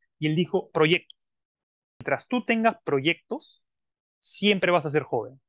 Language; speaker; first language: Spanish; native; Spanish